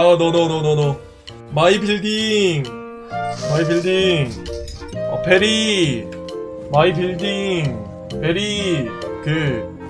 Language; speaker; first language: English; non-native, learner; Korean